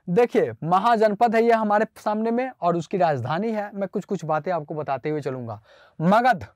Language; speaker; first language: Hindi; native; Hindi